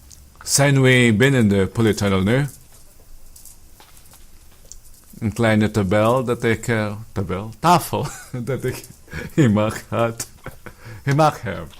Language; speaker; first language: Dutch; non-native, fluent; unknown